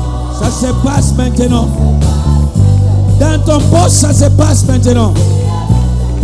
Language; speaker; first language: French; non-native, local second language; Lingala